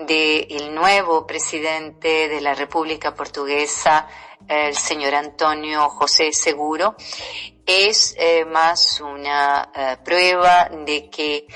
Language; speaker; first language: Spanish; non-native, fluent; Portuguese